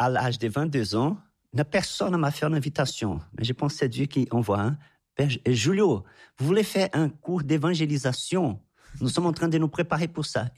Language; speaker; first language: French; non-native, fluent; Portuguese